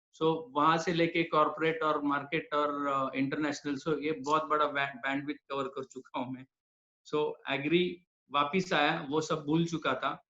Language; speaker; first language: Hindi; non-native, local second language; Marathi